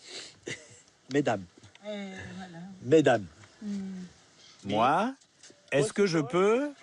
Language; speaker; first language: French; native; French